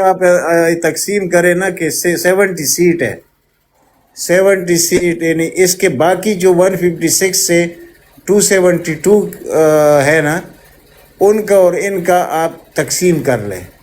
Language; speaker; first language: Urdu; native; Urdu